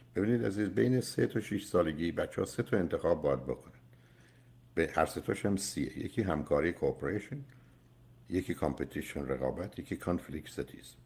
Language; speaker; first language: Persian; native; Persian